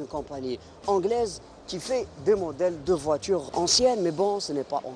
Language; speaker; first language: French; non-native, local second language; Arabic